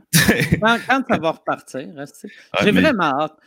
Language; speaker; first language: French; native; French